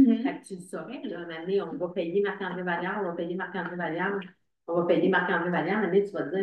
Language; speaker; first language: French; native; French